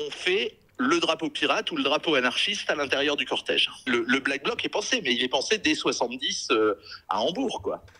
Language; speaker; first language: French; native; French